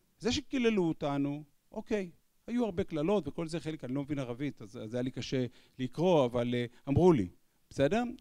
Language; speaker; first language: Hebrew; native; Hebrew